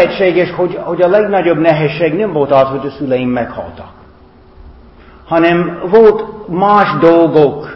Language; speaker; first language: Hungarian; non-native, learner; English